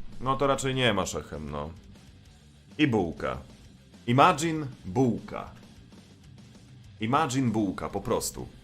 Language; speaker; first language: Polish; native; Polish